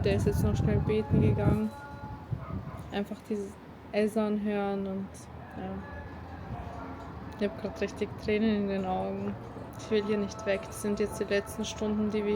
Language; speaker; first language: German; early bilingual, other home language; Bosnian